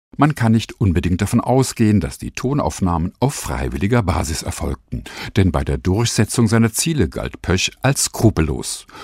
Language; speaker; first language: German; native; German